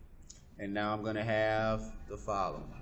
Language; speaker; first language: English; native; English